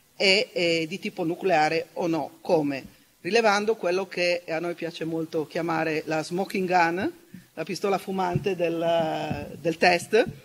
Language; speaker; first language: Italian; native; Italian